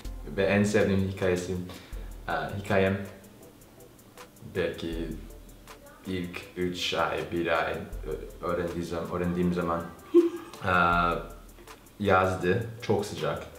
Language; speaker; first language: Turkish; non-native, learner; Korean